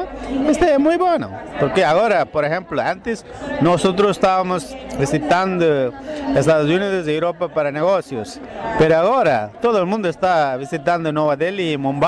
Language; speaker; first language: Spanish; non-native, fluent; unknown